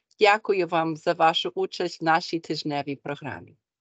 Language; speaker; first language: Ukrainian; early bilingual, heritage; Ukrainian